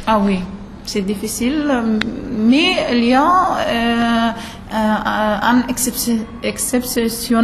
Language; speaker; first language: French; non-native, learner; Arabic